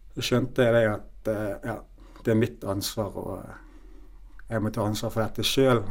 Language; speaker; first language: Norwegian; native; Norwegian